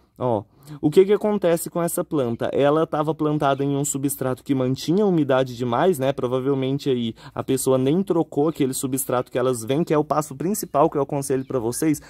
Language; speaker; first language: Portuguese; native; Portuguese